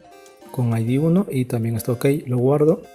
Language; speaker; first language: Spanish; native; Spanish